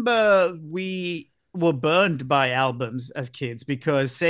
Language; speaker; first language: English; non-native, local second language; Sinhala